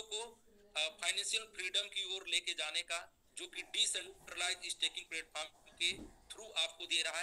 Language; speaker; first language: Hindi; native; Hindi